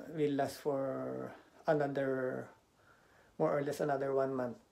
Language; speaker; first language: English; non-native, local second language; Filipino